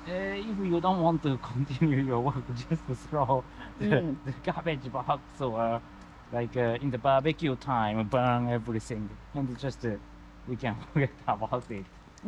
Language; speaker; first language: English; non-native, learner; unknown